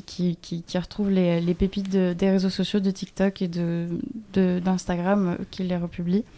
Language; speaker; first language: French; native; French